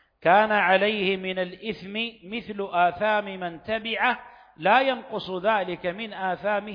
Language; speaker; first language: Arabic; native; Arabic